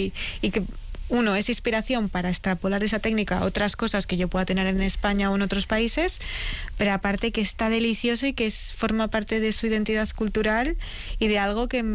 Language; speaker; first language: Spanish; native; Spanish